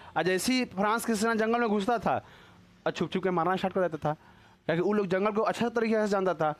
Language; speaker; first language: Hindi; native; Hindi